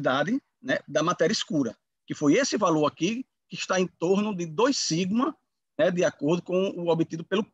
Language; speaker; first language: Portuguese; native; Portuguese